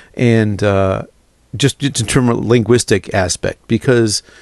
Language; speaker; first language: English; native; English